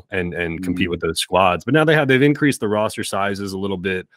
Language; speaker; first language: English; native; English